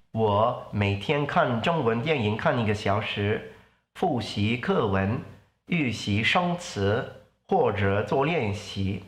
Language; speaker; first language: Chinese; non-native, learner; Italian